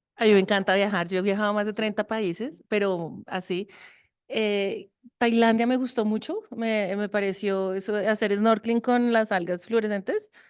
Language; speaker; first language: Spanish; early bilingual, other home language; French